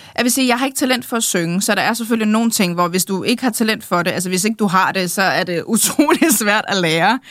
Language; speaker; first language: Danish; early bilingual, other home language; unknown